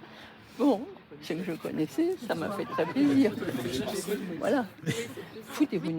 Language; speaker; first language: French; native; French